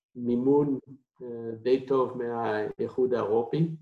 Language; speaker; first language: Hebrew; non-native, fluent; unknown